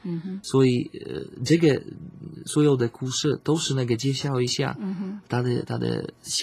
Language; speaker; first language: Chinese; non-native, fluent; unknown